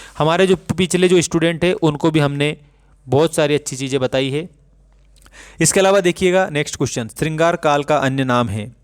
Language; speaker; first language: Hindi; native; Hindi